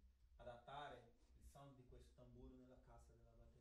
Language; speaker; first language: Italian; non-native, fluent; Portuguese